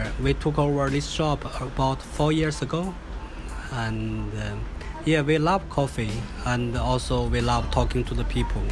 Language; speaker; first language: English; non-native, fluent; Chinese